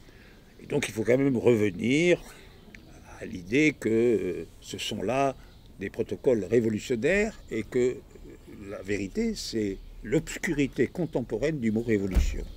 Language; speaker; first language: French; native; French